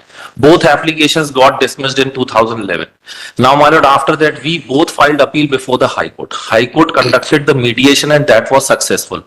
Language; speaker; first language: English; non-native, local second language; Hindi